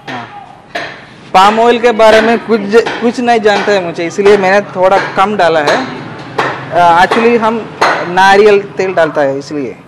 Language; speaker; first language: Hindi; non-native, local second language; Malayalam